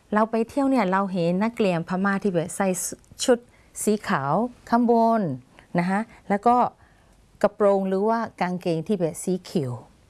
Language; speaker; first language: Thai; non-native, fluent; Burmese